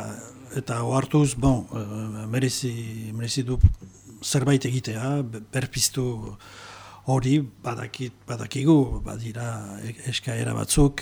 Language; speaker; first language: Basque; non-native, local second language; French